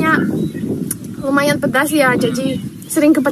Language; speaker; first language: Indonesian; non-native, fluent; Russian